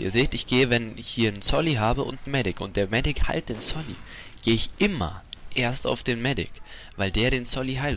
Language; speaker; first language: German; native; German